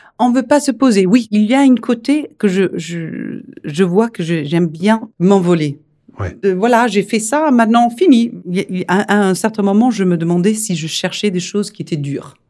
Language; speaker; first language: French; non-native, fluent; Danish